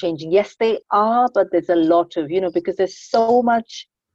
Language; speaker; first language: English; non-native, local second language; Hindi